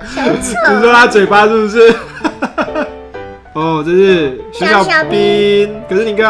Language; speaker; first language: Chinese; native; Chinese